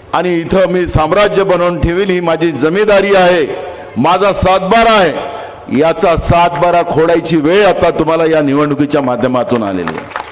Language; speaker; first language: Marathi; native; Marathi